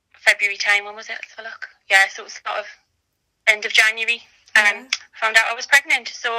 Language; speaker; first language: English; native; English